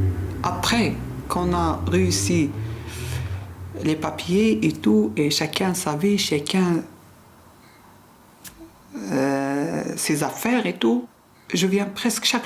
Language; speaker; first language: French; non-native, learner; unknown